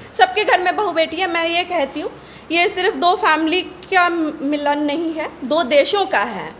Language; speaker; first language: Hindi; native; Hindi